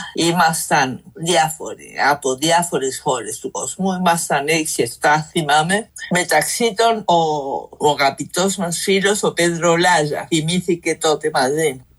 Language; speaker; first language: Greek; non-native, fluent; Spanish